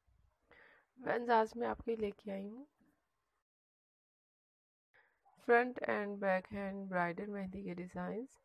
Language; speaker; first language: Hindi; native; Hindi